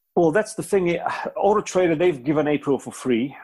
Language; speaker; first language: English; non-native, fluent; Bulgarian